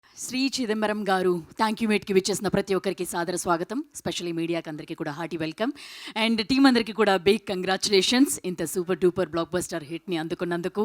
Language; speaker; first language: Telugu; native; Telugu